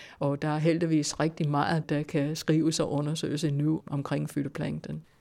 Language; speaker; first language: Danish; non-native, fluent; English